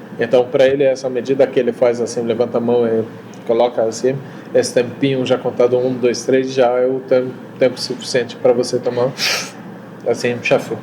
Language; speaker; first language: Portuguese; non-native, fluent; Arabic